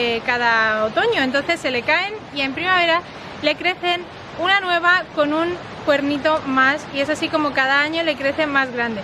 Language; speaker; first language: Spanish; native; Spanish